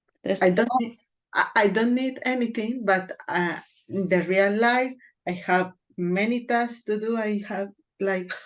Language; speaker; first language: English; non-native, fluent; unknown